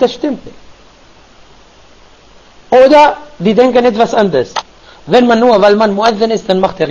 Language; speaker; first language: German; non-native, fluent; Arabic